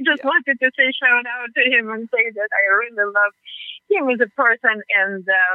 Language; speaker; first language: English; non-native, fluent; Russian